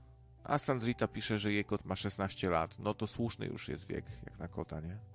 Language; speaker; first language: Polish; native; Polish